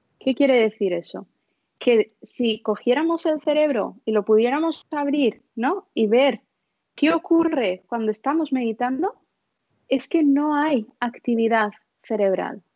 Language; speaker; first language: Spanish; early bilingual, other home language; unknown